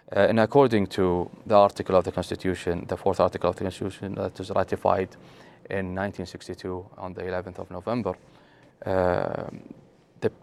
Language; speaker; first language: English; non-native, fluent; Arabic